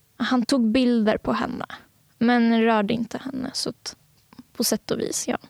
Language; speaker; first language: Swedish; early bilingual, other home language; Bangla